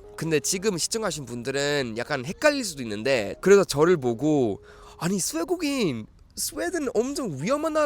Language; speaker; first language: Korean; non-native, fluent; Swedish